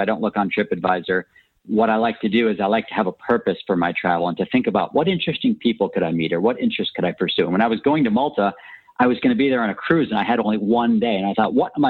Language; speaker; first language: English; native; English